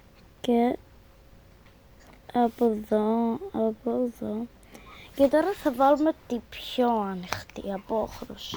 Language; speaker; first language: Greek; native; Greek